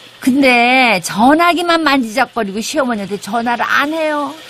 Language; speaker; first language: Korean; native; Korean